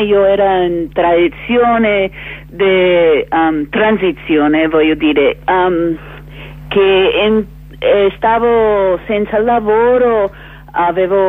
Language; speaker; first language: Italian; non-native, fluent; English